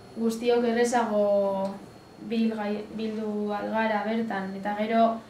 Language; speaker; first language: Basque; non-native, local second language; Spanish